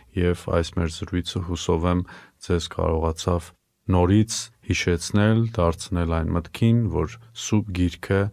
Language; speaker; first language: Armenian; native; Armenian